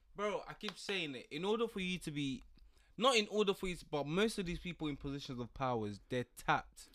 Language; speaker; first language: English; early bilingual, other home language; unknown